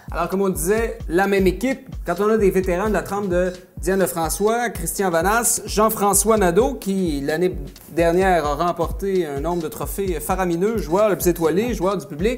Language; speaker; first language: French; native; French